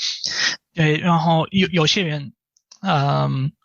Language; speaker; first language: Chinese; non-native, fluent; English